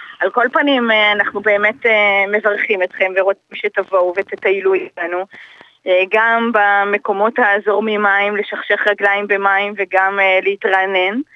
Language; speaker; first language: Hebrew; native; Hebrew